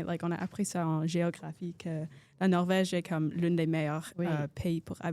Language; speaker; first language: French; non-native, local second language; English